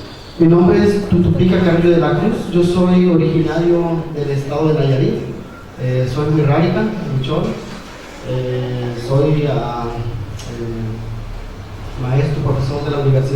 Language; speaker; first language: Spanish; native; Spanish